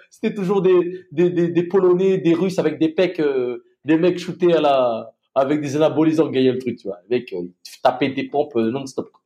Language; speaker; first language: French; non-native, local second language; Malagasy